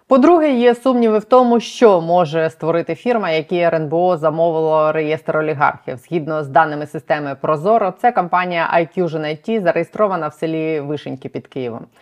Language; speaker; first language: Ukrainian; native; Ukrainian